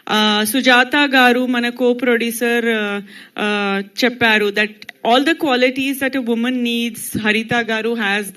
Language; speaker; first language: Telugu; non-native, local second language; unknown